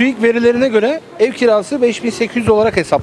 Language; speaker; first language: Turkish; native; Turkish